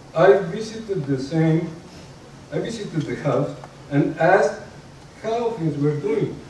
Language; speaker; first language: English; non-native, fluent; Spanish